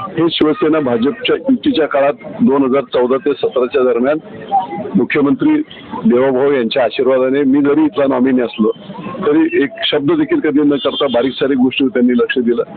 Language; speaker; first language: Marathi; native; Marathi